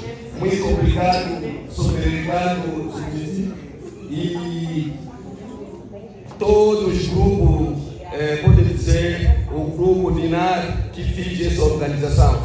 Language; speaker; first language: Portuguese; non-native, learner; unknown